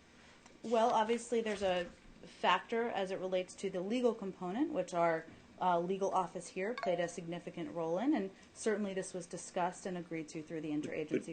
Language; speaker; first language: English; native; English